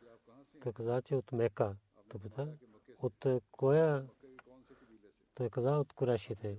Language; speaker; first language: Bulgarian; non-native, learner; Urdu